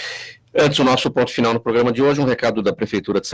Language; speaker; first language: Portuguese; native; Portuguese